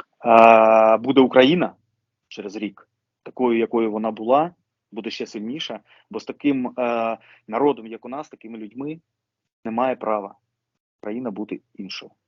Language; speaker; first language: Ukrainian; non-native, local second language; Russian